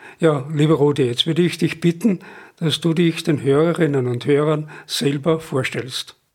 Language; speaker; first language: German; native; German